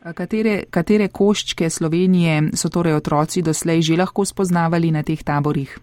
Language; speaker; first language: Slovenian; native; Slovenian